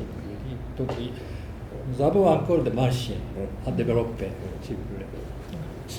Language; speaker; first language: French; non-native, learner; Japanese